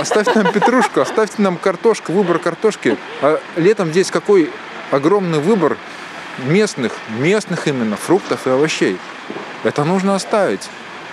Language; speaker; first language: Russian; native; Russian